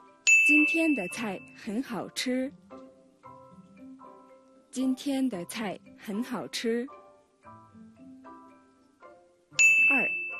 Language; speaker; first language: Chinese; non-native, fluent; Mongolian